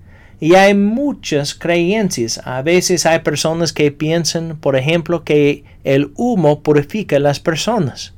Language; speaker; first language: Spanish; non-native, fluent; English